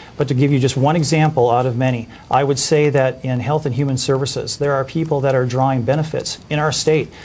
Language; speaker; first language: English; native; English